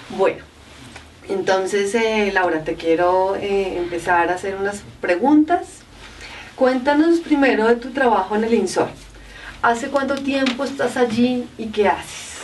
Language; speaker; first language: Spanish; native; Spanish